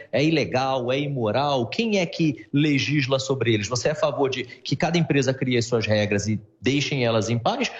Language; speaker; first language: Portuguese; native; Portuguese